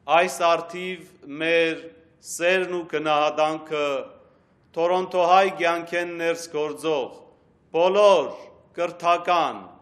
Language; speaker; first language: Armenian; early bilingual, heritage; Armenian